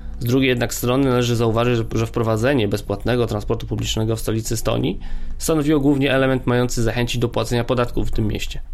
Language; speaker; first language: Polish; native; Polish